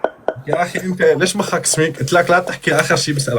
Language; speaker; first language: Arabic; native; Arabic